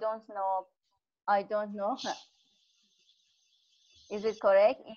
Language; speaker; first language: English; non-native, learner; Persian